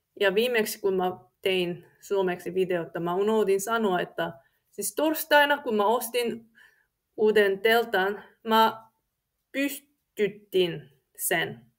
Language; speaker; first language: Finnish; non-native, learner; English